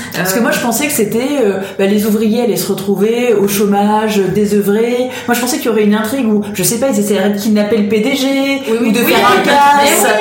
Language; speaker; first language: French; native; French